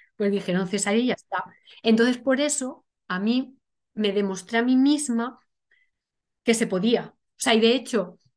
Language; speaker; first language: Spanish; native; Spanish